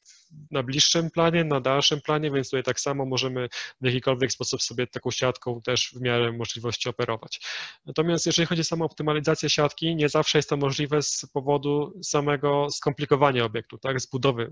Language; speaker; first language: Polish; native; Polish